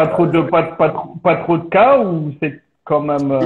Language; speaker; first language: French; native; French